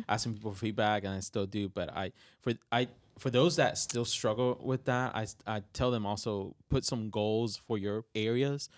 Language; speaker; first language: English; non-native, fluent; Spanish